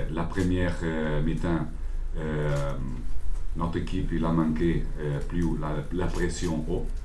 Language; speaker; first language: French; non-native, learner; Portuguese